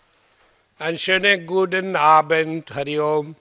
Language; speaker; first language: German; non-native, learner; Hindi